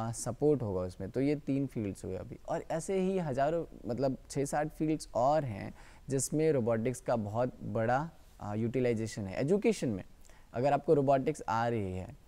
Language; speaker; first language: Hindi; native; Hindi